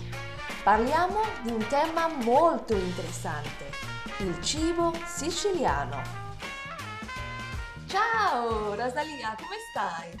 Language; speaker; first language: Italian; non-native, fluent; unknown